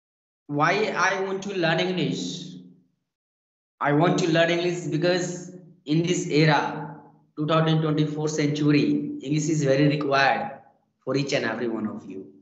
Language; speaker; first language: English; non-native, learner; Hindi